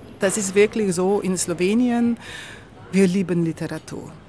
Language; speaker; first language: German; non-native, learner; Slovenian